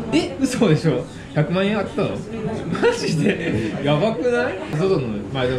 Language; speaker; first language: Japanese; native; Japanese